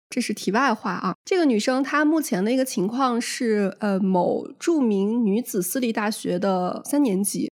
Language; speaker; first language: Chinese; native; Chinese